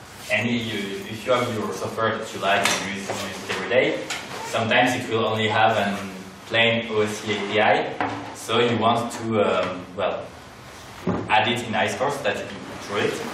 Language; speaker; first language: English; non-native, fluent; French